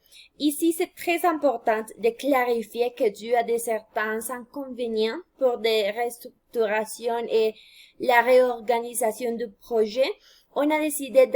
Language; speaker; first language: French; non-native, fluent; Spanish